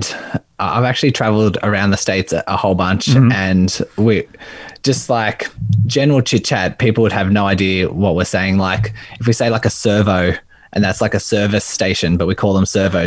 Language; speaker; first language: English; native; English